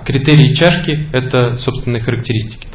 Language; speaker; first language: Russian; native; Russian